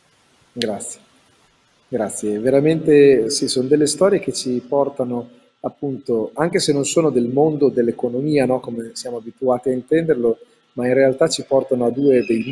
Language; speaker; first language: Italian; native; Italian